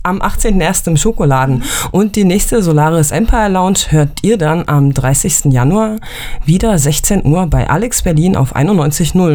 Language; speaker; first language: German; native; German